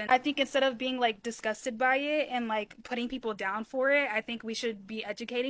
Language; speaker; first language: English; native; English